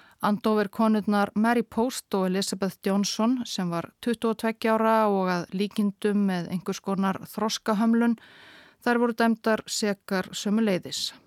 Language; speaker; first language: Icelandic; native; Icelandic